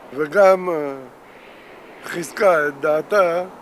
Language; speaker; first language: Hebrew; non-native, fluent; Russian